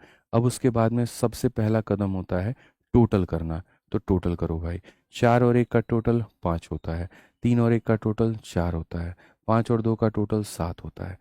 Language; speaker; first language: Hindi; native; Hindi